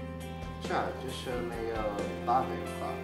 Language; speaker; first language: Chinese; non-native, learner; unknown